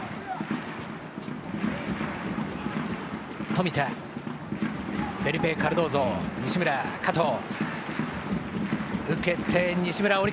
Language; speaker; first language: Japanese; native; Japanese